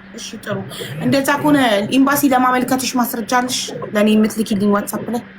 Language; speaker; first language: Amharic; native; Amharic